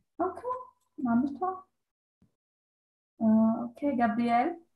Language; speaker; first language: German; non-native, learner; Portuguese